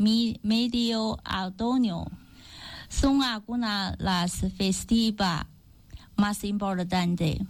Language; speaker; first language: Spanish; non-native, learner; Chinese